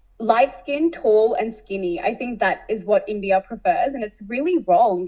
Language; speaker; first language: English; early bilingual, other home language; Hindi